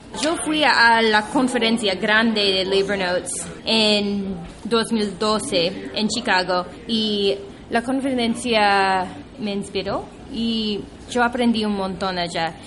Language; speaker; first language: Spanish; non-native, fluent; English